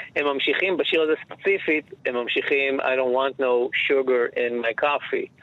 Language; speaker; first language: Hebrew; native; Hebrew